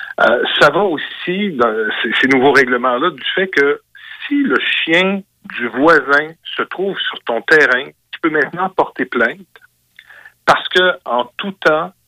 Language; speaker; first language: French; native; French